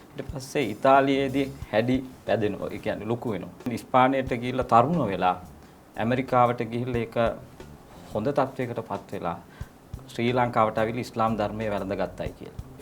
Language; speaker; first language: Sinhala; non-native, local second language; Tamil